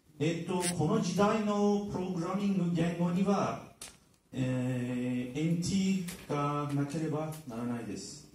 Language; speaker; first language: Japanese; non-native, learner; Turkish